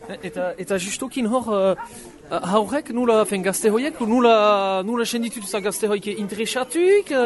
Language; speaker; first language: Basque; native; Basque